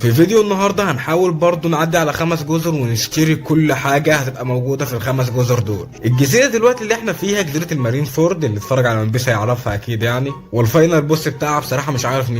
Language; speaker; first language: Arabic; native; Arabic